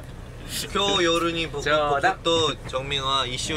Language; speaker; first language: Japanese; non-native, learner; Korean